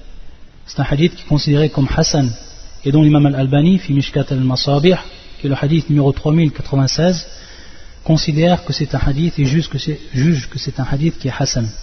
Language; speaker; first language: French; native; French